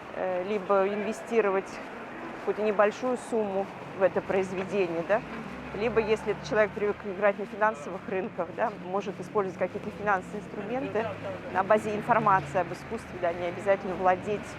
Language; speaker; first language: Russian; native; Russian